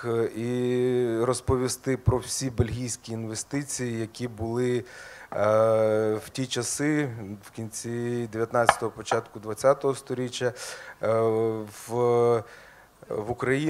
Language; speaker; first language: Ukrainian; native; Ukrainian